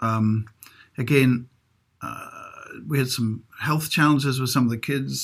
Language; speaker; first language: English; native; English